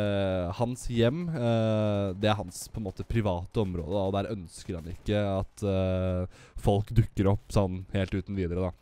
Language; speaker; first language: Norwegian; native; Norwegian